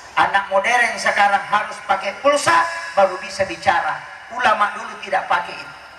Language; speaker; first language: Indonesian; non-native, local second language; Buginese